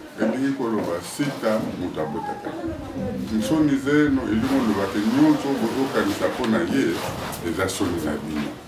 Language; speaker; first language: Lingala; non-native, local second language; Kongo